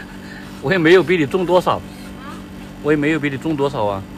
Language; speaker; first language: Chinese; native; Chinese